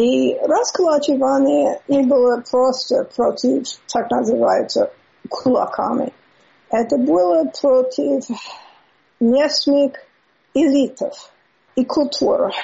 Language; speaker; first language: Russian; non-native, learner; English